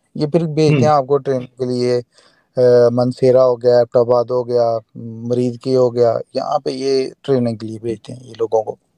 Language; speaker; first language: Urdu; non-native, local second language; Punjabi